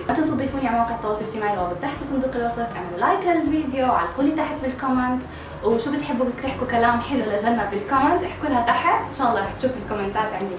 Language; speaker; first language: Arabic; native; Arabic